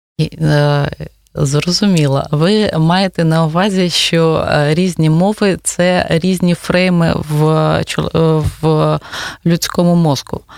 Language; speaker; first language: Ukrainian; non-native, local second language; Russian